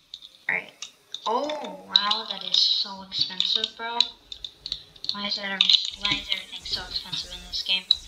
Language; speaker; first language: English; native; English